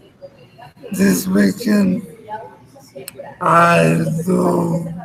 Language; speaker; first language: English; non-native, learner; Spanish